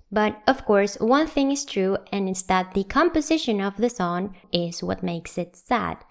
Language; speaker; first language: English; non-native, fluent; Spanish